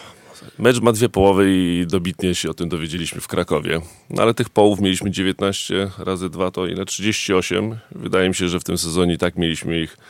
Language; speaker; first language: Polish; native; Polish